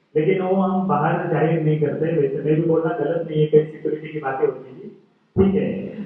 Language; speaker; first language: Hindi; non-native, local second language; Marathi